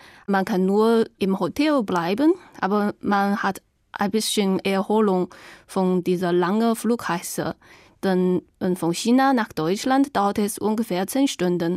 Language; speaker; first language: German; non-native, fluent; Chinese